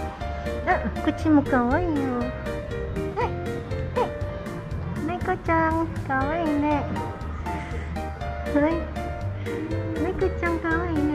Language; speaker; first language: Japanese; non-native, learner; Filipino